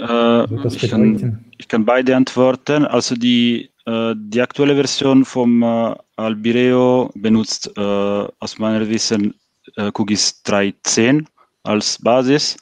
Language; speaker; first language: German; non-native, fluent; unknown